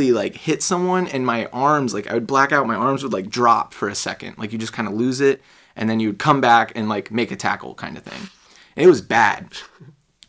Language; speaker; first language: English; native; English